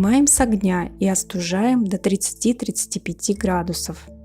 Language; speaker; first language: Russian; native; Russian